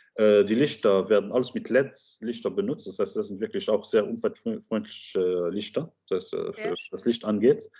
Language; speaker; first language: German; non-native, local second language; Arabic